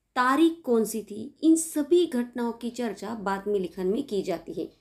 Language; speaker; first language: Hindi; non-native, local second language; Marathi